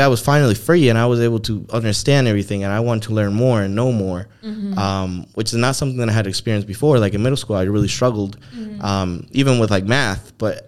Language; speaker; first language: English; non-native, fluent; Spanish